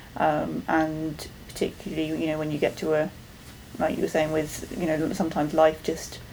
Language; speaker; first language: English; native; English